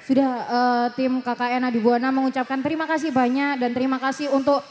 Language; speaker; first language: Indonesian; native; Indonesian